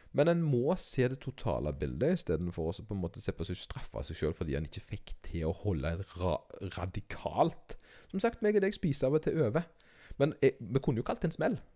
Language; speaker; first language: Norwegian; native; Norwegian